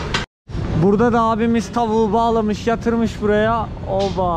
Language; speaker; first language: Turkish; native; Turkish